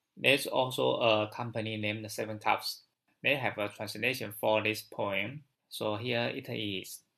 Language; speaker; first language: English; non-native, learner; Chinese